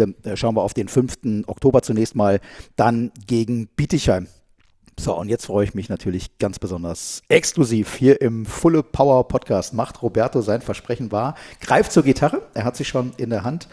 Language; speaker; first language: German; native; German